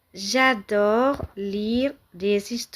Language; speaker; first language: French; non-native, fluent; Tamil